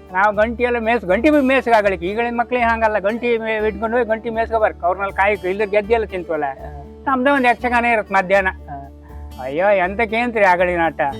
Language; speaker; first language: Kannada; native; Kannada